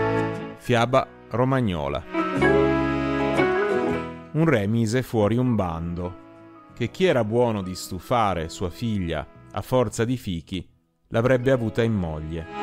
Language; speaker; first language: Italian; native; Italian